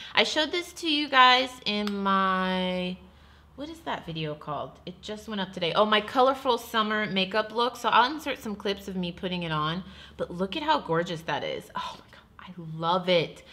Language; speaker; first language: English; native; English